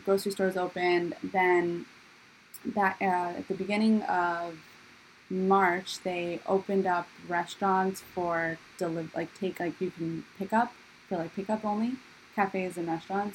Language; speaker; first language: English; native; English